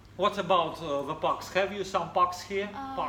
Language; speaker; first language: English; non-native, fluent; Russian